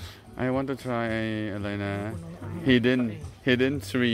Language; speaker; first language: English; non-native, local second language; Cebuano